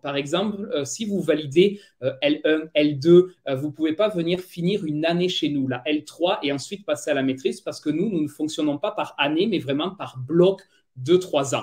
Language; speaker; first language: French; native; French